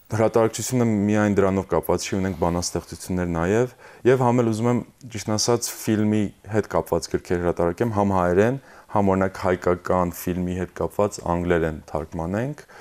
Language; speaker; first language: Armenian; early bilingual, heritage; Armenian